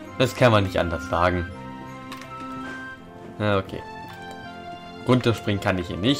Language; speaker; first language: German; native; German